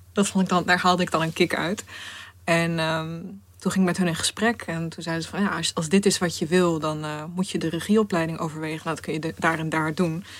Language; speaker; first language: Dutch; early bilingual, other home language; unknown